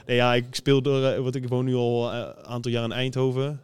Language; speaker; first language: Dutch; native; Dutch